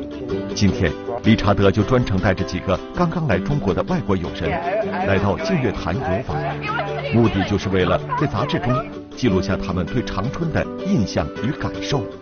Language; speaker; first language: Chinese; native; Chinese